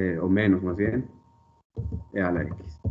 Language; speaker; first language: Spanish; native; Spanish